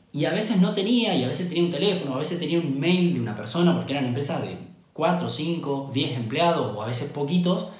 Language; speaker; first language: Spanish; native; Spanish